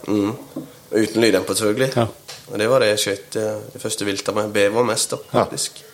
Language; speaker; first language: Norwegian; native; Norwegian